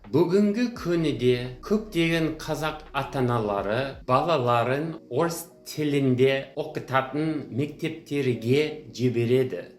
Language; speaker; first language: Kazakh; non-native, fluent; English